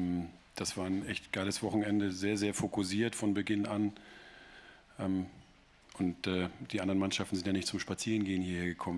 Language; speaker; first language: German; native; German